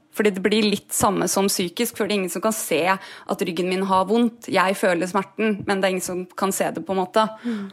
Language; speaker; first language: Norwegian; native; Norwegian